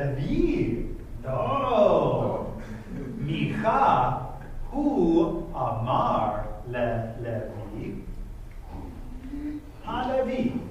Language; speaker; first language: Hebrew; non-native, fluent; English